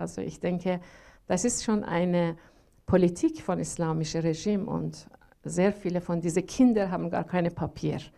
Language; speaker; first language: German; non-native, learner; Persian